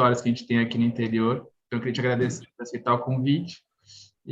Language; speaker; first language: Portuguese; native; Portuguese